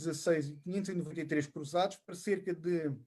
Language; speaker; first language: Portuguese; native; Portuguese